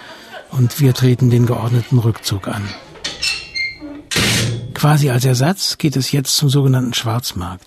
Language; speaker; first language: German; native; German